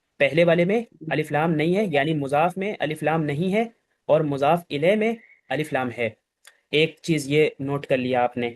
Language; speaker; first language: Urdu; native; Urdu